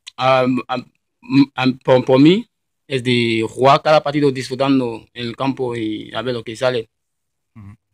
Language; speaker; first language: Spanish; non-native, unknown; French